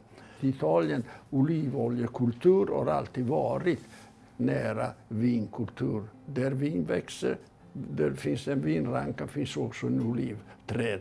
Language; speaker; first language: Swedish; non-native, fluent; Italian